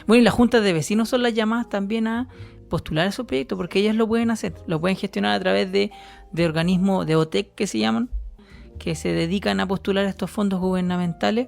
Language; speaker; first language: Spanish; native; Spanish